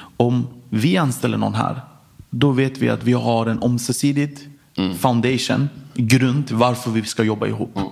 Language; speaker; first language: Swedish; early bilingual, other home language; Persian